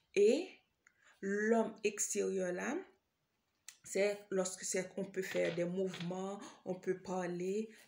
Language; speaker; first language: French; non-native, local second language; Haitian Creole